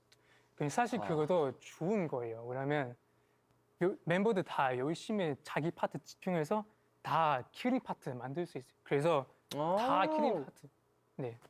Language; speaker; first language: Korean; non-native, fluent; Chinese